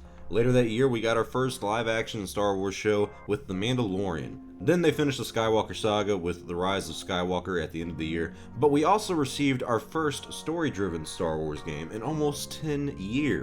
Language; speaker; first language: English; native; English